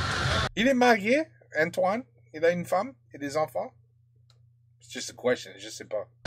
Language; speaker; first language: French; non-native, learner; English